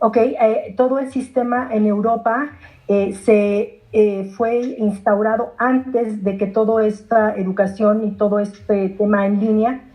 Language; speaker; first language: Spanish; non-native, fluent; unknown